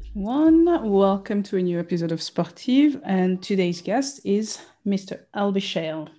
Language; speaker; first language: English; non-native, fluent; Rundi